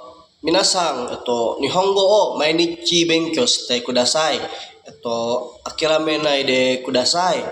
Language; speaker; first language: Japanese; non-native, learner; Indonesian